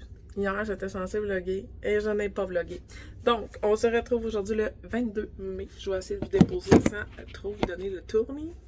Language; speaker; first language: French; native; French